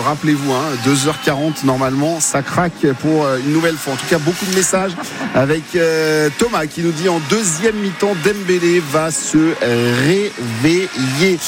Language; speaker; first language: French; native; French